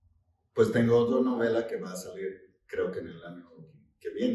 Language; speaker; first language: Spanish; non-native, fluent; English